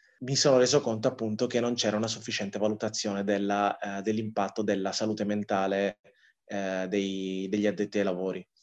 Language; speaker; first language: Italian; early bilingual, other home language; Tigrinya